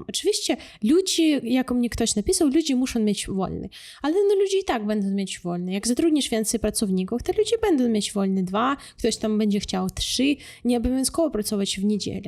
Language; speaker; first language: Polish; non-native, fluent; Russian